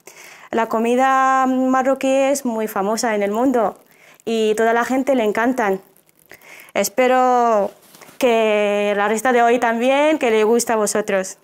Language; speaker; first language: Spanish; non-native, fluent; Arabic